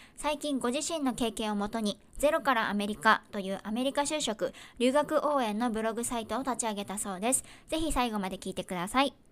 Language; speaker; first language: Japanese; native; Japanese